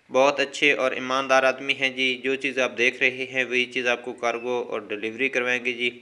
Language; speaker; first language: Urdu; non-native, local second language; Punjabi